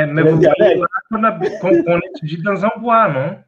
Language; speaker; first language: French; non-native, fluent; Portuguese